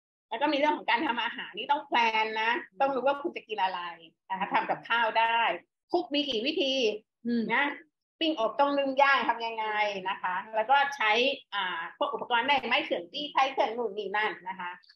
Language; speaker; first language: Thai; native; Thai